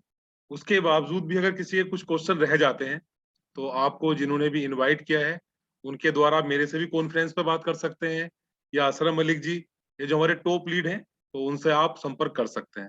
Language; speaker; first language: Hindi; native; Hindi